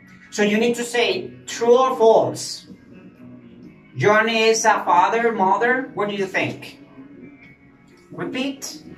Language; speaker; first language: English; non-native, fluent; Spanish